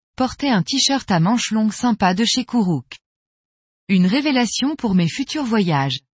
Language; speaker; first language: French; native; French